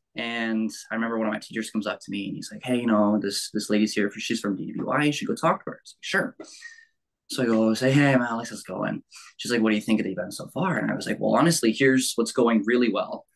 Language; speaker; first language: English; native; English